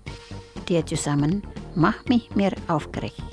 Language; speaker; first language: German; non-native, fluent; Indonesian